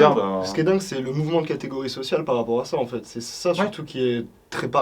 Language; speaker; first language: French; native; French